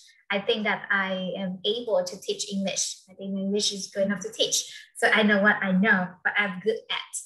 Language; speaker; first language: English; non-native, fluent; Vietnamese